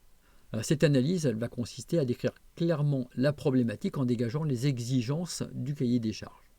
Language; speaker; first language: French; native; French